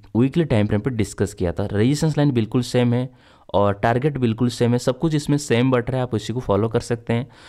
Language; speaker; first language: Hindi; native; Hindi